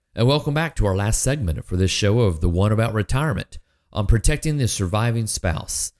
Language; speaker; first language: English; native; English